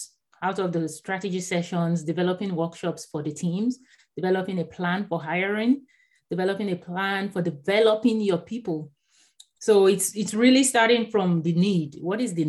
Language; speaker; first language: English; non-native, local second language; Yoruba